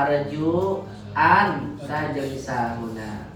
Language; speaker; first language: Arabic; non-native, fluent; Indonesian